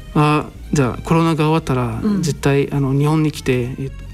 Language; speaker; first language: Japanese; non-native, fluent; French